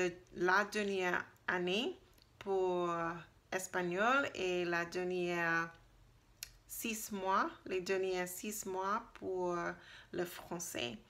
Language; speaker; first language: French; non-native, learner; English